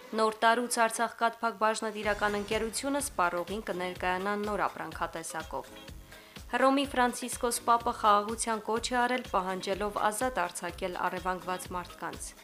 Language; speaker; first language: Armenian; native; Armenian